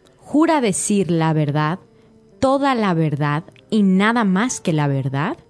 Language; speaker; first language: Spanish; native; Spanish